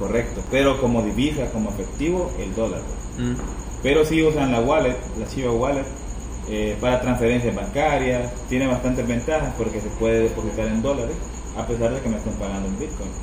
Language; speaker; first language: Spanish; native; Spanish